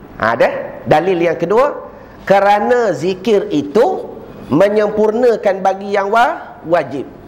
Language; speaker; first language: Malay; native; Malay